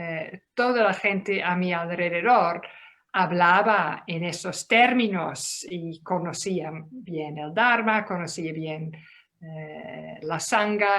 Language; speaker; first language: Spanish; non-native, fluent; Dutch